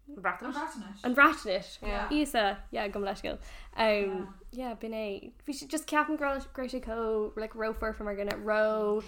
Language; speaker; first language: Irish; non-native, local second language; English